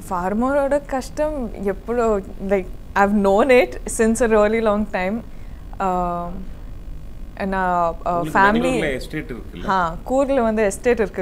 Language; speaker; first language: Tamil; non-native, learner; Kodava